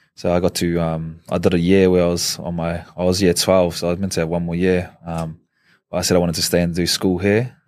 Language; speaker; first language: English; native; English